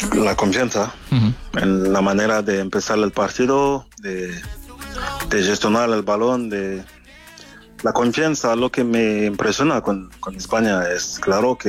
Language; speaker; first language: Spanish; non-native, fluent; French